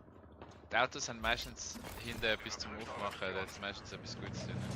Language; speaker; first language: German; native; German